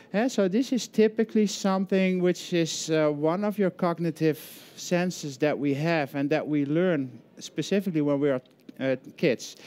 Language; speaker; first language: English; non-native, fluent; Dutch